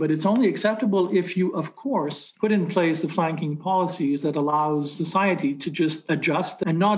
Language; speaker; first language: English; native; English